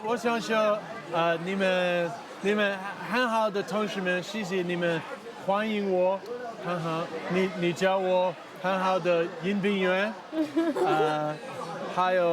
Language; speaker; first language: Chinese; non-native, learner; English